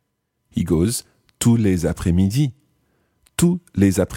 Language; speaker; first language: French; non-native, fluent; English